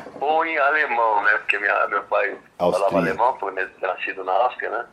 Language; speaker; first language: Portuguese; early bilingual, other home language; French